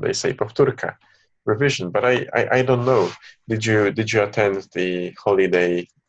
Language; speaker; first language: English; non-native, fluent; Polish